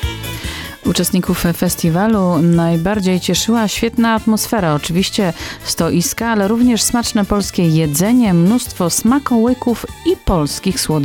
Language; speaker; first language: Polish; native; Polish